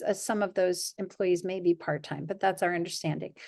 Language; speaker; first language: English; native; English